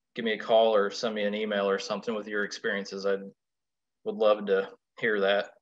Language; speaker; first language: English; native; English